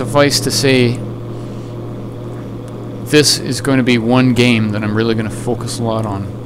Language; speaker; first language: English; native; English